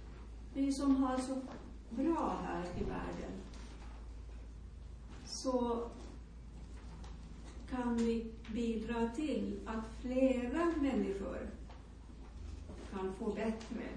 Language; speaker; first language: Swedish; non-native, local second language; Finnish